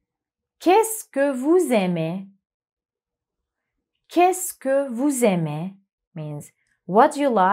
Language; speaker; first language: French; non-native, fluent; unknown